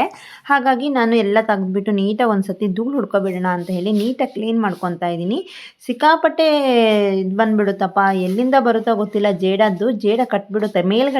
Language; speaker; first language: Kannada; native; Kannada